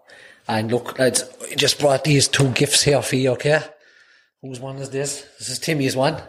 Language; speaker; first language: English; native; English